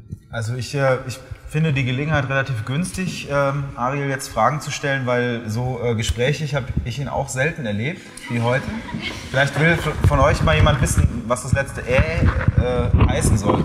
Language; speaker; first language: German; native; German